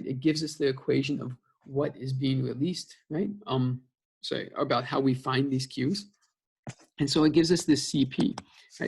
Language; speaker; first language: English; native; English